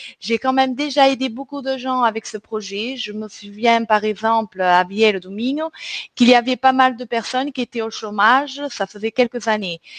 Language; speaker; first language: French; early bilingual, other home language; Portuguese